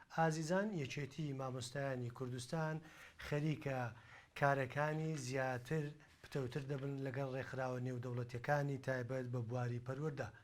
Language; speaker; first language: Central Kurdish; native; Central Kurdish